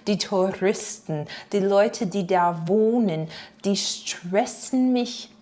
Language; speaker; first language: German; non-native, fluent; English